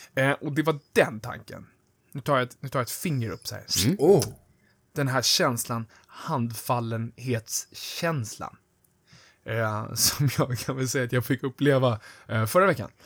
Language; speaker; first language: Swedish; native; Swedish